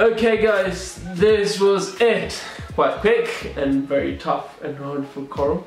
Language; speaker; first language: English; non-native, fluent; Italian